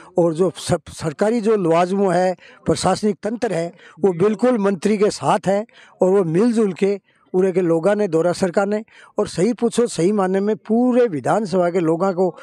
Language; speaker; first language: Hindi; native; Hindi